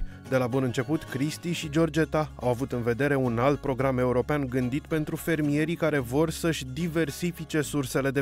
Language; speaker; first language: Romanian; native; Romanian